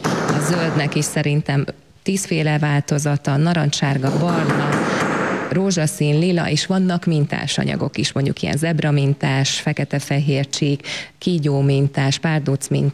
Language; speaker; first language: Hungarian; native; Hungarian